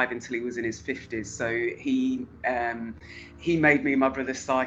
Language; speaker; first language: English; native; English